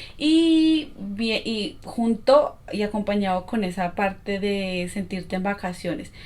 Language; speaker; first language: Spanish; native; Spanish